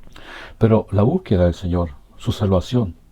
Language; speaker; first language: Spanish; native; Spanish